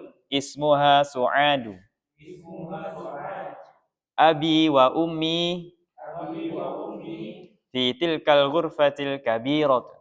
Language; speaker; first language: Arabic; non-native, learner; Indonesian